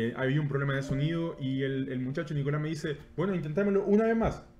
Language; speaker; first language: Spanish; native; Spanish